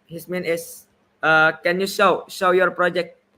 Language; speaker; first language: English; non-native, learner; Indonesian